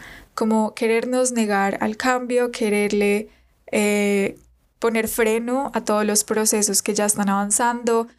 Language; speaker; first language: Spanish; native; Spanish